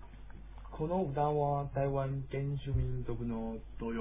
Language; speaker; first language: Japanese; non-native, learner; Chinese